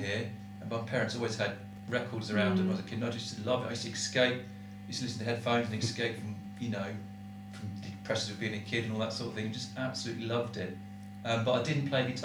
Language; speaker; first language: English; native; English